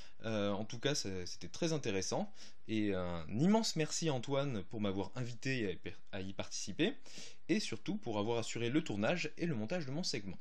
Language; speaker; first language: French; native; French